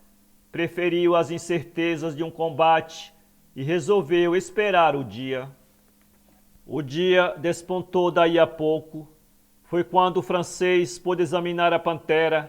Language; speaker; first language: Portuguese; native; Portuguese